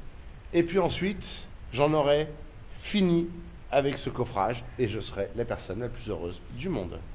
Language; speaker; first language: French; native; French